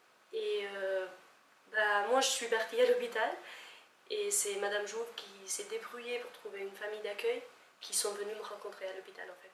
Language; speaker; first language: French; non-native, fluent; Albanian